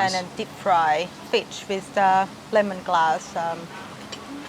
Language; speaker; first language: English; non-native, learner; Thai